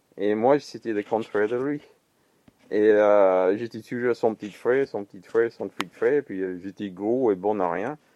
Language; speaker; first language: French; non-native, fluent; English